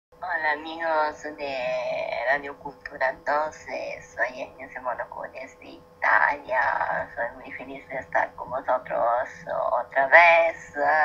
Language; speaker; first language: Spanish; non-native, learner; Italian